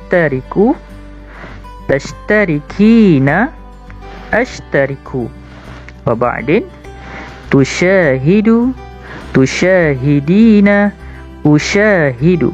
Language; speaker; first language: Arabic; non-native, fluent; Malay